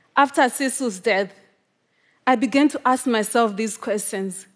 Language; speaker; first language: English; non-native, local second language; Shona